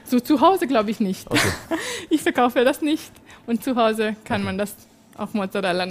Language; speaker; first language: German; non-native, fluent; Hungarian